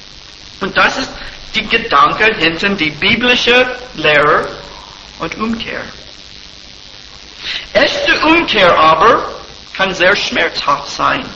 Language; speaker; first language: German; non-native, fluent; English